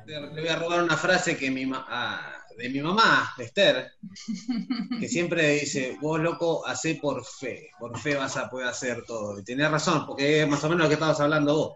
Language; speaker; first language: Spanish; native; Spanish